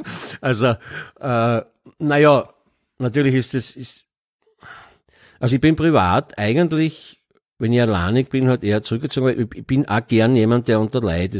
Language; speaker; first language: German; native; German